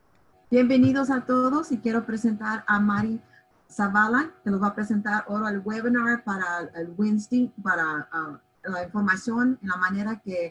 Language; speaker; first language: Spanish; early bilingual, heritage; Spanish